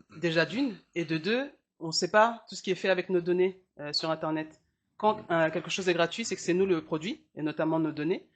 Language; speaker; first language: French; early bilingual, other home language; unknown